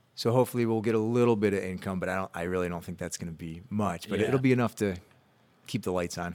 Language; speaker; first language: English; native; English